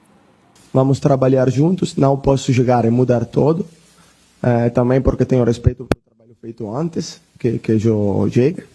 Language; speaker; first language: Portuguese; non-native, learner; Italian